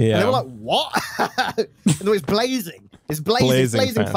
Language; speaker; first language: English; native; English